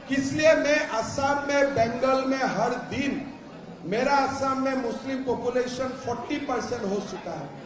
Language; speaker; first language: Hindi; non-native, local second language; Assamese